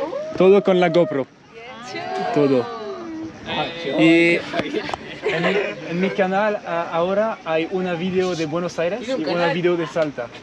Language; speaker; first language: Spanish; non-native, learner; French